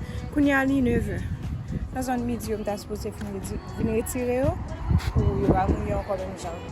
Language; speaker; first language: French; non-native, learner; Haitian Creole